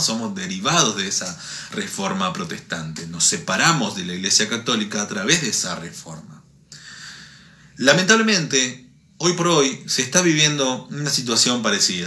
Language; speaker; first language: Spanish; native; Spanish